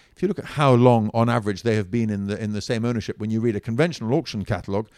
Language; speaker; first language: English; non-native, fluent; Italian